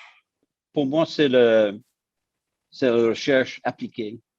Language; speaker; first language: French; non-native, local second language; English